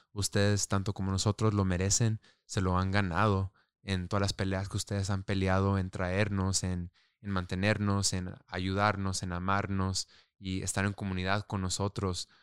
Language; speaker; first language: Spanish; early bilingual, heritage; Spanish